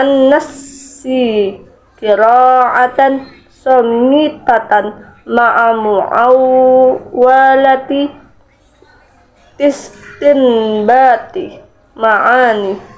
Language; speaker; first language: Arabic; non-native, learner; Indonesian